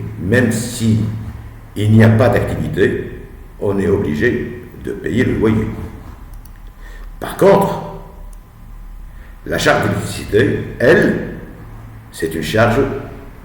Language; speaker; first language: French; non-native, local second language; Arabic